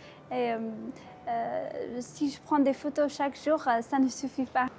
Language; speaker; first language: French; non-native, fluent; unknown